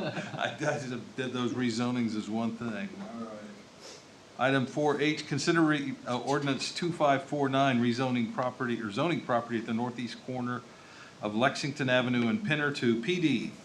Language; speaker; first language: English; native; English